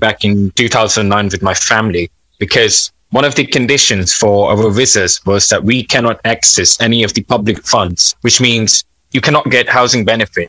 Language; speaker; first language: English; non-native, local second language; Urdu